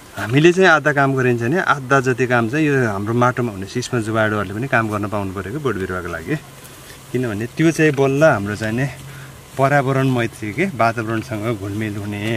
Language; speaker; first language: Nepali; native; Nepali